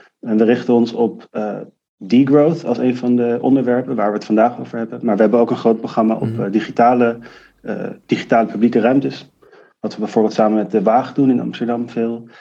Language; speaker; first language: Dutch; native; Dutch